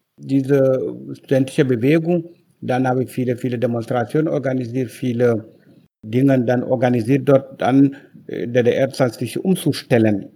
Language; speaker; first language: German; non-native, fluent; Wolof